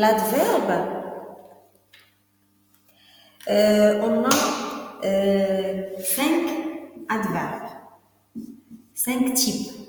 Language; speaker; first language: French; non-native, local second language; Arabic